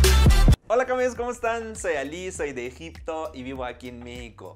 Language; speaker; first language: Spanish; non-native, fluent; Arabic